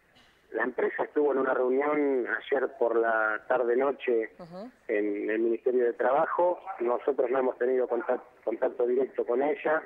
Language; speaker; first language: Spanish; native; Spanish